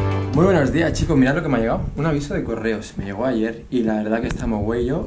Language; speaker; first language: Spanish; native; Spanish